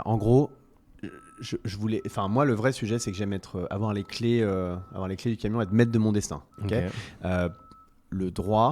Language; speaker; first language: French; native; French